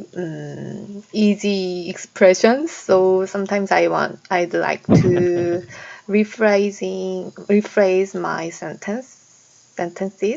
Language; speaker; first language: English; non-native, learner; Korean